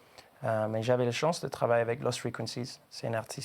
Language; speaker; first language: French; non-native, learner; English